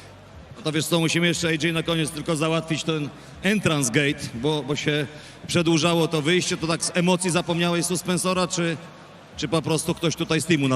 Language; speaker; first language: Polish; native; Polish